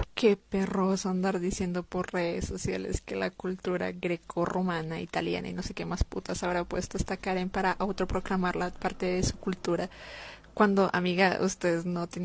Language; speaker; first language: Spanish; native; Spanish